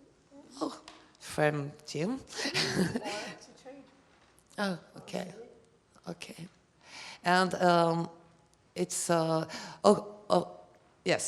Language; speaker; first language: English; non-native, learner; French